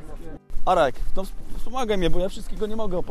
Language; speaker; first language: Polish; native; Polish